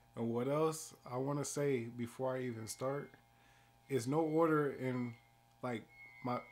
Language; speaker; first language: English; native; English